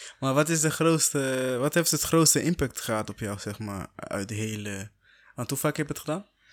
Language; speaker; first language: Dutch; non-native, fluent; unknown